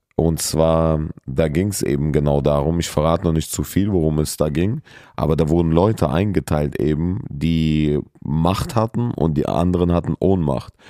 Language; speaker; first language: German; early bilingual, other home language; Russian